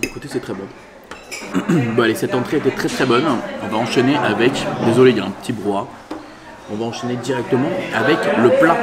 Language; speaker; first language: French; native; French